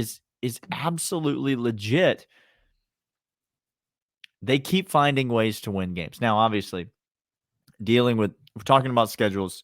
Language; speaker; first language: English; native; English